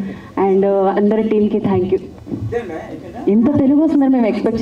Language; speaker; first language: Telugu; non-native, learner; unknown